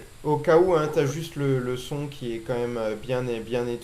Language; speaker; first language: French; native; French